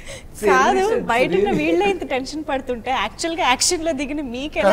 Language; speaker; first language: Telugu; native; Telugu